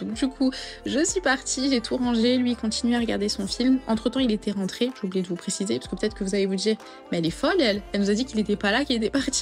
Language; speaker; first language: French; native; French